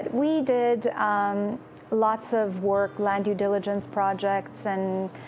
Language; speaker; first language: English; non-native, fluent; Romanian